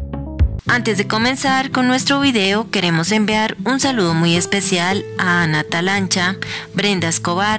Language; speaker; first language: Spanish; native; Spanish